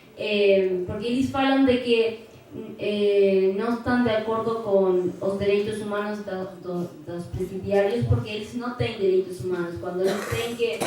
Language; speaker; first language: Portuguese; non-native, fluent; Spanish